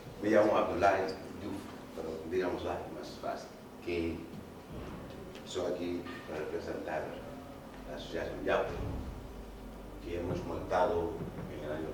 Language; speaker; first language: Spanish; non-native, fluent; Wolof